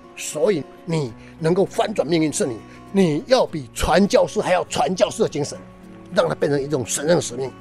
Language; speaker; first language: Chinese; native; Chinese